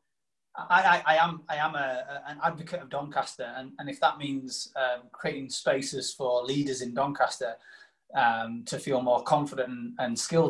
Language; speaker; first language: English; native; English